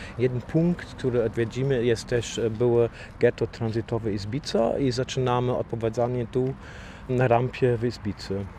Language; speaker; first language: Polish; non-native, fluent; German